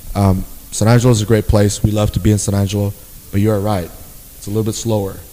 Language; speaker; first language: English; native; English